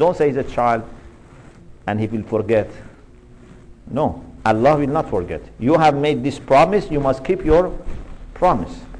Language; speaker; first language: English; non-native, fluent; Persian